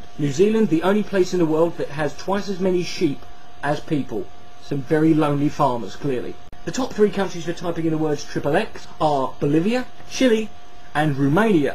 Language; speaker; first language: English; native; English